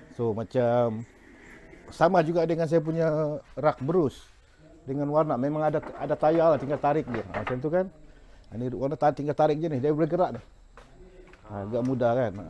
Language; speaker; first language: Malay; non-native, local second language; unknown